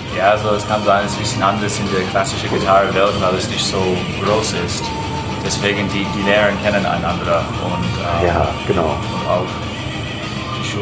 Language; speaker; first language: German; non-native, fluent; English